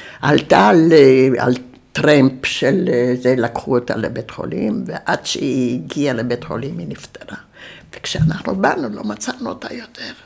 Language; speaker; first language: Hebrew; early bilingual, other home language; Yiddish